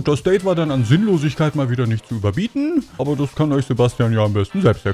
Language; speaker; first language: German; native; German